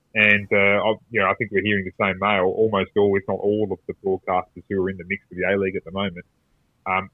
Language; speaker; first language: English; native; English